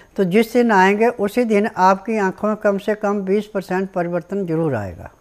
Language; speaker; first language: Hindi; native; Hindi